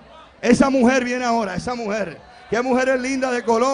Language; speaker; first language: Spanish; native; Spanish